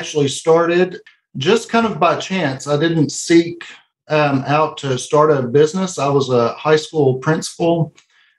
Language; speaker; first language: English; native; English